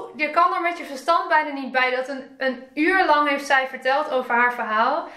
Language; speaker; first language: Dutch; native; Dutch